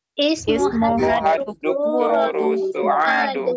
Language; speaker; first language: Arabic; non-native, learner; Indonesian